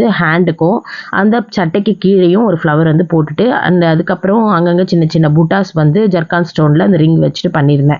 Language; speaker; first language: Tamil; native; Tamil